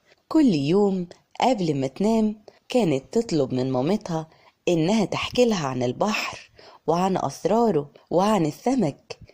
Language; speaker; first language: Arabic; native; Arabic